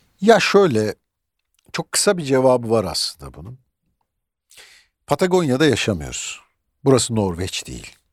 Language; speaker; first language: Turkish; native; Turkish